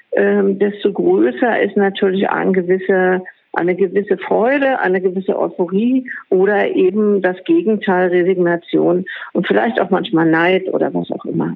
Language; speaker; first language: German; native; German